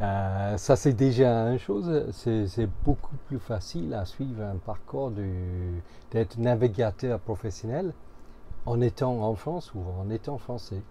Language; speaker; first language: French; non-native, fluent; English